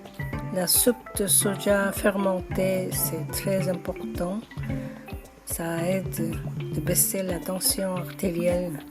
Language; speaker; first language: French; non-native, fluent; Korean